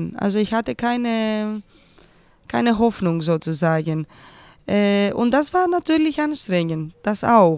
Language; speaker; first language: German; non-native, fluent; Greek